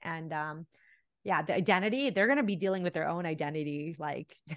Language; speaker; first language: English; early bilingual, other home language; Tamil